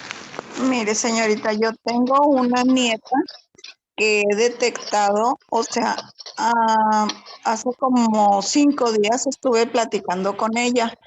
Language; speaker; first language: Spanish; native; Spanish